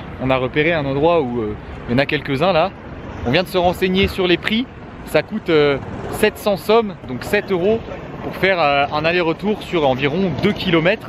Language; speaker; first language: French; native; French